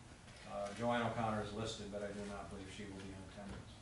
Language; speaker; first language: English; native; English